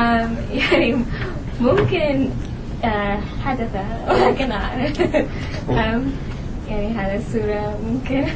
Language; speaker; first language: Arabic; non-native, learner; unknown